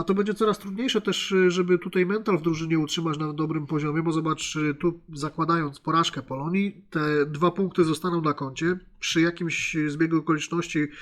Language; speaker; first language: Polish; native; Polish